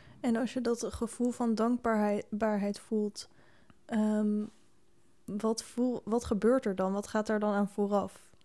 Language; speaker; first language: Dutch; native; Dutch